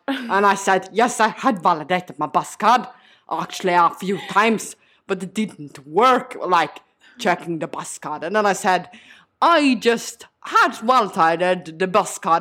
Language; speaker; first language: English; non-native, learner; Norwegian